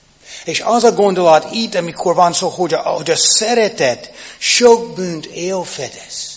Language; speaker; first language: Hungarian; non-native, fluent; English